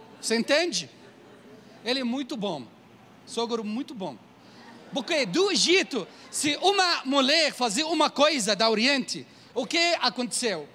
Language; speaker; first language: Portuguese; non-native, learner; Arabic